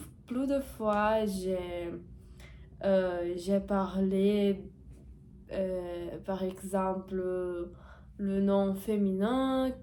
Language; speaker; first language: French; non-native, learner; Portuguese